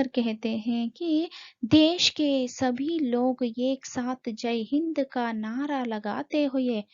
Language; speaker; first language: Hindi; non-native, local second language; Kannada